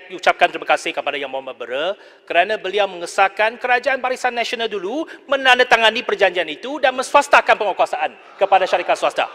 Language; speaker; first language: Malay; native; Malay